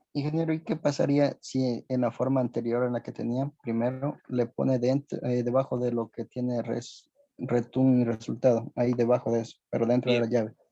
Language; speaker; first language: Spanish; native; Spanish